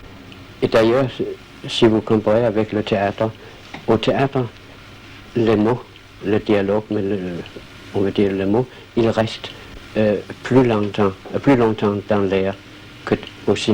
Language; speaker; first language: French; non-native, fluent; Danish